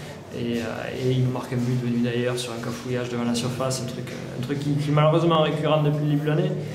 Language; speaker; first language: French; native; French